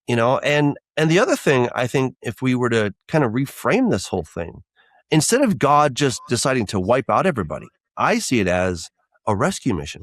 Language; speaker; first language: English; native; English